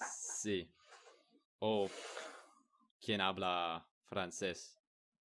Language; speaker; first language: Spanish; non-native, learner; English